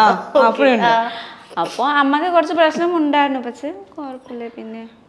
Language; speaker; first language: Malayalam; non-native, learner; Nepali